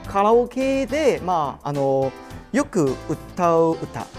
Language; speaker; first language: Japanese; non-native, fluent; Cantonese